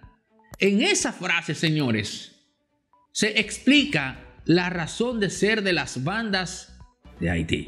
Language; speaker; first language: Spanish; native; Spanish